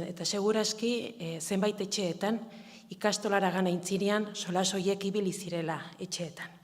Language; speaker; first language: Basque; native; Basque